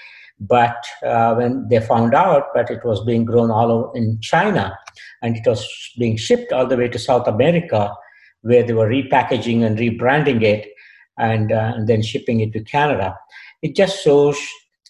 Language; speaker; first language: English; non-native, local second language; Kannada